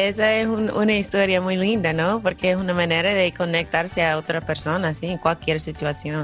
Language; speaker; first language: Spanish; non-native, fluent; English